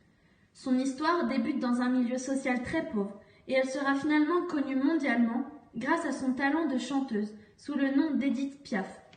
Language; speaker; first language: French; native; French